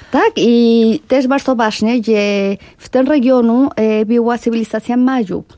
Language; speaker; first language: Polish; non-native, fluent; Spanish